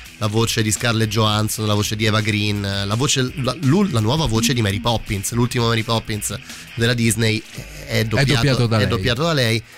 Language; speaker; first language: Italian; native; Italian